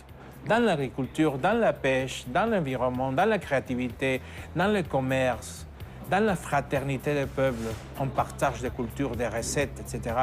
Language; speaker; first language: French; non-native, fluent; Spanish